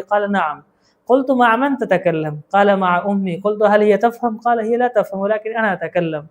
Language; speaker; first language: Arabic; non-native, fluent; Urdu